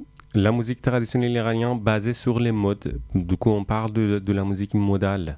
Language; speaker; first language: French; non-native, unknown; Persian